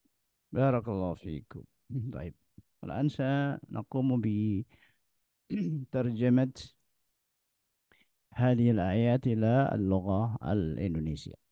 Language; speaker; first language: Arabic; non-native, fluent; Indonesian